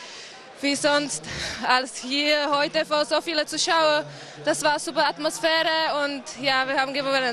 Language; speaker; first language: German; non-native, fluent; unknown